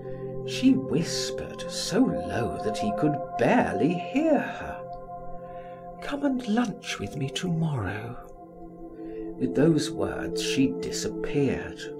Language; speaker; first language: English; native; English